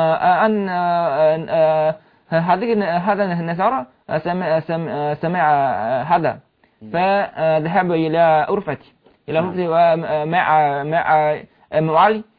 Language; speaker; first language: Arabic; non-native, learner; Chinese